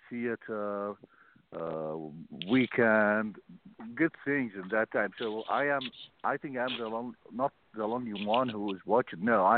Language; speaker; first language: English; non-native, learner; Arabic